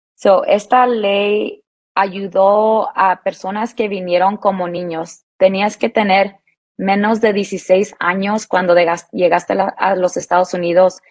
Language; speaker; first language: Spanish; early bilingual, heritage; Spanish